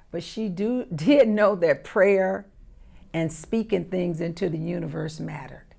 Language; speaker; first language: English; native; English